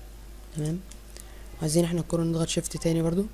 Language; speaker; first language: Arabic; native; Arabic